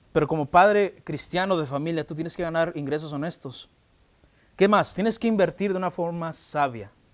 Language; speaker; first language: Spanish; early bilingual, heritage; Spanish